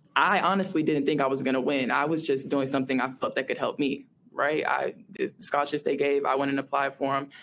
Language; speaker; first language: English; native; English